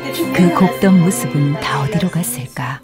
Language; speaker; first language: Korean; native; Korean